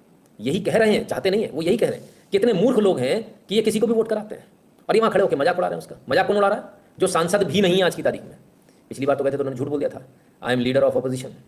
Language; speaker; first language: Hindi; native; Hindi